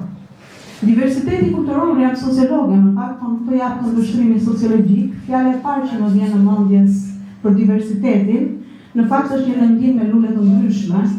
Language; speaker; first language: Albanian; native; Albanian